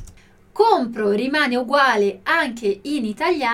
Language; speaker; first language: Italian; non-native, fluent; Portuguese